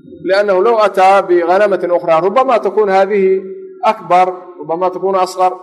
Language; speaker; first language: Arabic; non-native, local second language; Somali